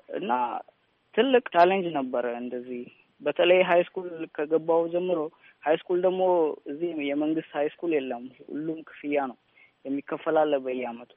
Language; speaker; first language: Amharic; early bilingual, heritage; Amharic